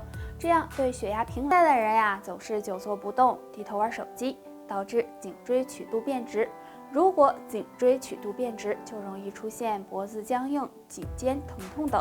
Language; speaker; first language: Chinese; native; Chinese